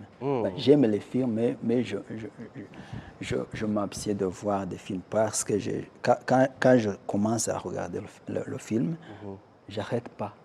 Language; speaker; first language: French; non-native, local second language; Kinyarwanda